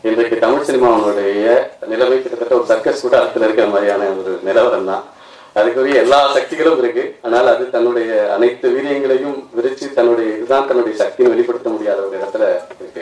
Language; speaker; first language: Tamil; native; Tamil